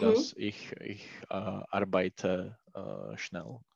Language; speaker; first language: German; non-native, learner; Czech